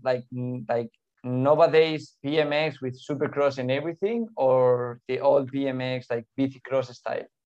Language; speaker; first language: English; non-native, fluent; Spanish